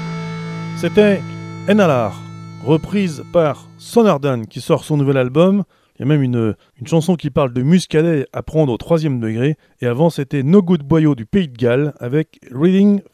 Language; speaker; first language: French; native; French